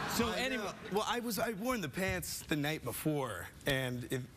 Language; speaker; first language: English; native; English